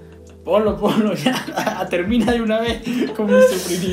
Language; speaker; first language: Spanish; native; Spanish